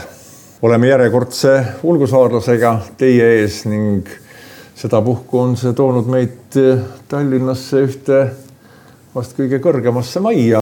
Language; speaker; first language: Estonian; native; Estonian